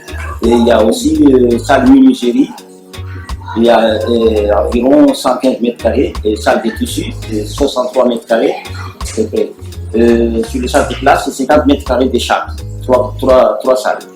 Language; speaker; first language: French; non-native, local second language; Malagasy